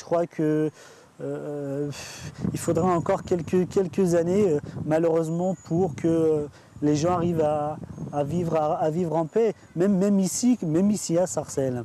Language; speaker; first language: French; native; French